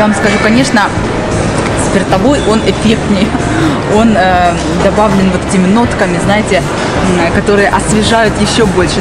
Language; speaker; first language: Russian; native; Russian